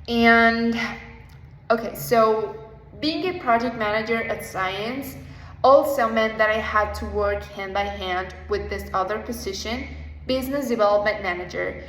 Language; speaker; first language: English; non-native, fluent; Spanish